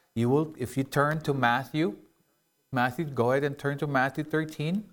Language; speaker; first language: English; non-native, local second language; Filipino